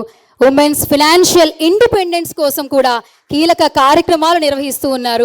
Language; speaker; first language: Telugu; native; Telugu